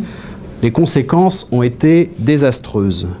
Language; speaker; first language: French; native; French